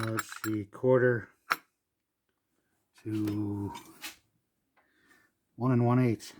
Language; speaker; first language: English; native; English